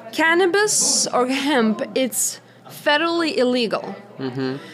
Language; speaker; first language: English; non-native, fluent; Lithuanian